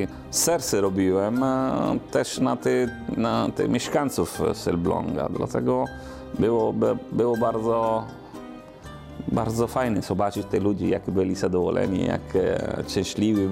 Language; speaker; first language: Polish; non-native, learner; Italian